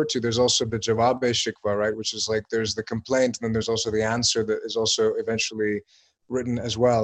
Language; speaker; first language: English; native; English